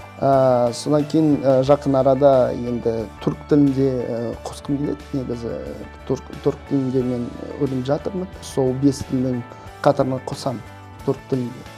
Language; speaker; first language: Kazakh; non-native, local second language; Russian